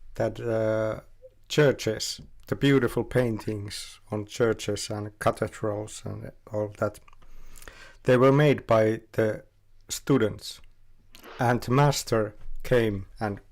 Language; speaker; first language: English; non-native, fluent; Finnish